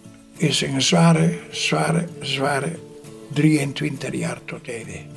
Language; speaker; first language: Dutch; non-native, fluent; Italian